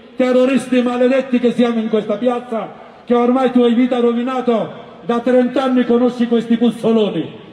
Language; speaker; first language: Italian; non-native, learner; Bangla